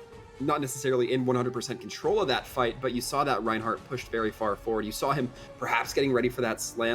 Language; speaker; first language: English; native; English